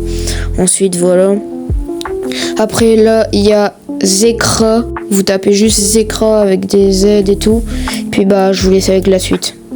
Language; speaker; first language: French; native; French